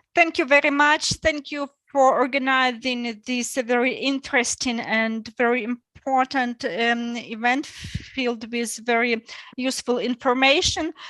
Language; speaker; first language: English; non-native, fluent; Ukrainian